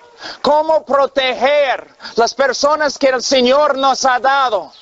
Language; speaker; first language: Spanish; non-native, fluent; English